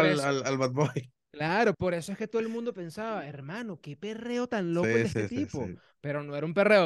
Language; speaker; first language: Spanish; native; Spanish